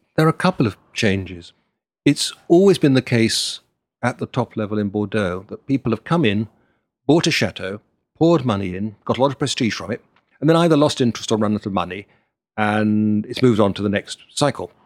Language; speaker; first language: English; native; English